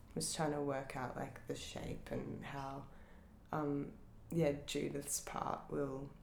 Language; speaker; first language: English; native; English